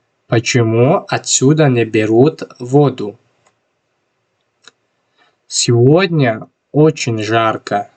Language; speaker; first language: Russian; non-native, local second language; Tajik